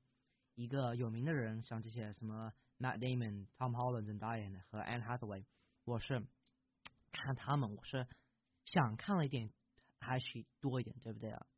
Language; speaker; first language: Chinese; early bilingual, heritage; English